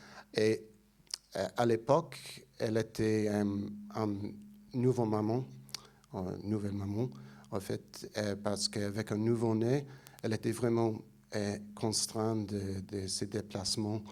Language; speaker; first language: French; non-native, fluent; English